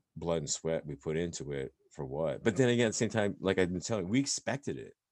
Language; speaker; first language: English; native; English